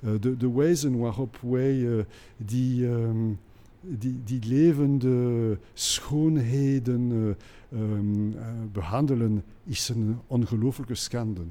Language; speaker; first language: Dutch; non-native, local second language; French